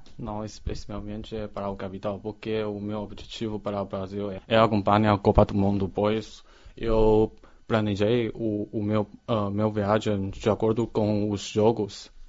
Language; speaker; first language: Portuguese; non-native, learner; Chinese